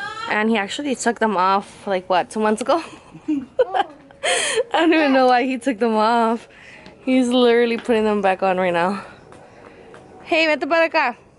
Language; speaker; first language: English; early bilingual, other home language; Spanish